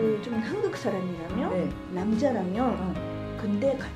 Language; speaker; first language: Korean; non-native, fluent; Japanese